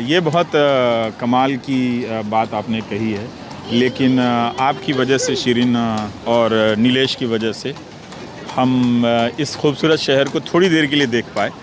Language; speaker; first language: Hindi; native; Hindi